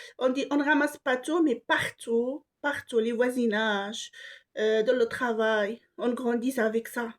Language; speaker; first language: French; non-native, local second language; Arabic